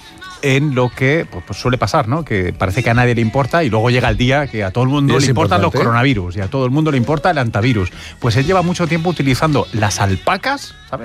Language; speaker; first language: Spanish; native; Spanish